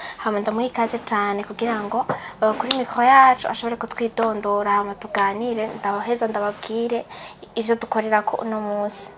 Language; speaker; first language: Rundi; native; Rundi